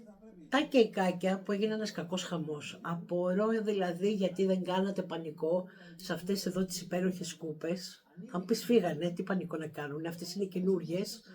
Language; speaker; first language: Greek; native; Greek